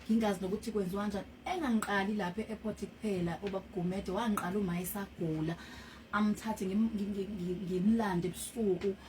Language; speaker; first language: Zulu; native; Zulu